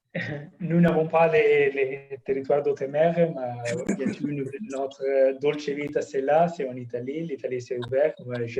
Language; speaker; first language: French; non-native, fluent; Italian